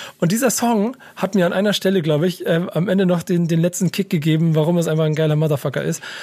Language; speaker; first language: German; native; German